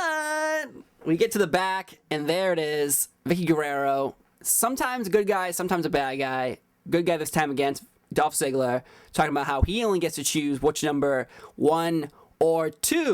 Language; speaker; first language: English; native; English